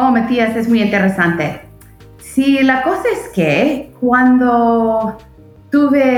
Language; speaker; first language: Spanish; non-native, fluent; English